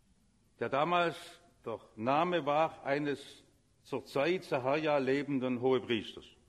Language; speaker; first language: German; native; German